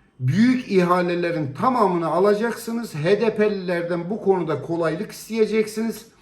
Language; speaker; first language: Turkish; native; Turkish